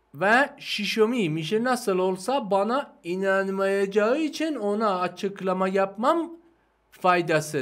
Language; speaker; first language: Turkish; non-native, fluent; Persian